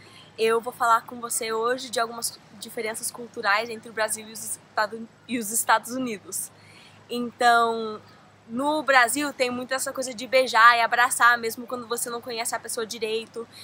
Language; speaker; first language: Portuguese; early bilingual, heritage; Portuguese